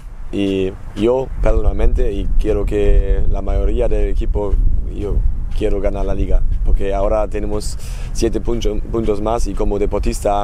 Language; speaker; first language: Spanish; non-native, fluent; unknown